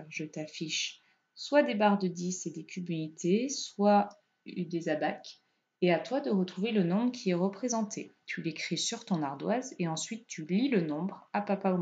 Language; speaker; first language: French; native; French